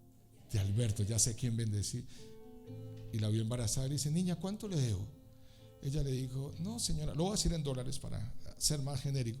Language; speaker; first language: Spanish; native; Spanish